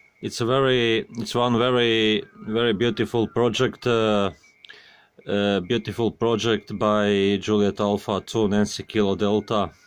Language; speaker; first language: English; non-native, learner; Croatian